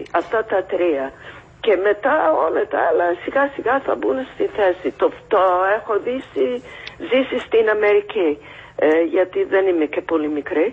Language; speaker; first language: Greek; non-native, fluent; English